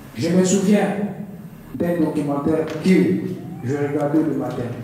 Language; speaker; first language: French; non-native, learner; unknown